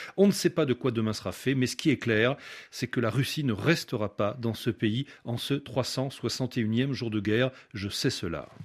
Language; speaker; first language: French; native; French